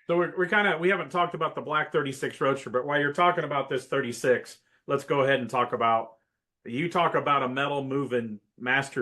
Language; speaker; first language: English; native; English